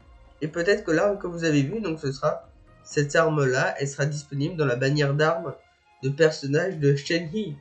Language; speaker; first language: French; native; French